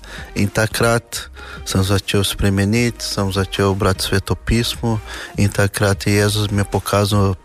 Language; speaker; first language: Slovenian; non-native, learner; Portuguese